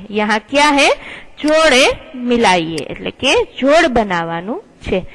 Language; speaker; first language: Hindi; non-native, local second language; Gujarati